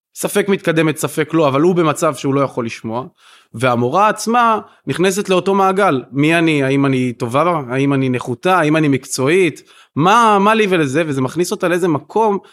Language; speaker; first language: Hebrew; native; Hebrew